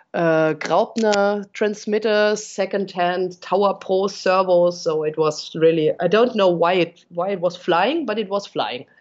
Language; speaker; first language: English; non-native, fluent; German